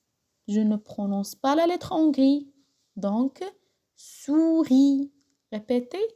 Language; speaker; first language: French; non-native, local second language; Arabic